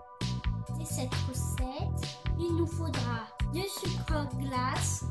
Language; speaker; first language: French; non-native, fluent; Romanian